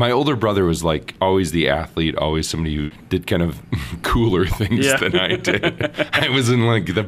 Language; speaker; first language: English; native; English